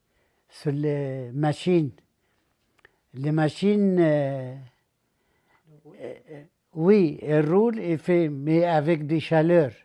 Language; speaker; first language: French; non-native, learner; Arabic